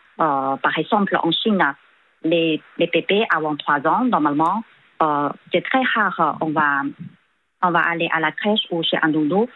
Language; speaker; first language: French; non-native, fluent; Chinese